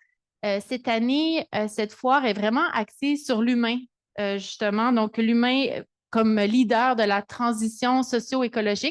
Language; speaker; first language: French; native; French